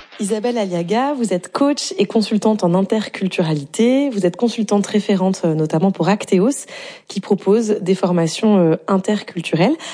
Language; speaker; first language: French; native; French